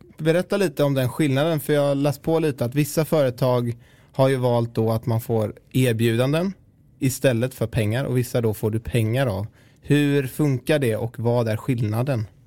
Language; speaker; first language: Swedish; native; Swedish